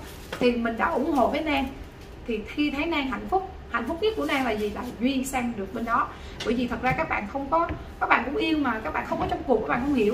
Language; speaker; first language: Vietnamese; native; Vietnamese